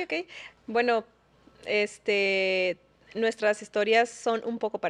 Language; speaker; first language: Spanish; native; Spanish